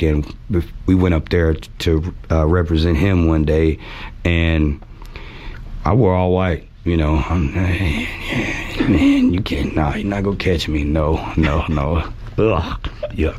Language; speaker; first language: English; native; English